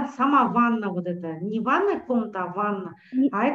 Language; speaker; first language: Russian; native; Russian